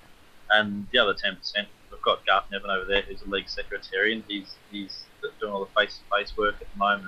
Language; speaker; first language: English; native; English